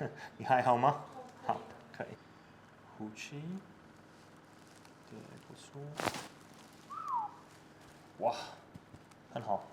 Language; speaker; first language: Chinese; non-native, learner; English